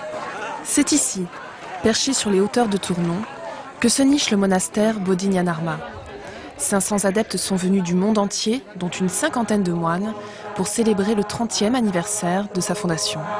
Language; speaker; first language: French; native; French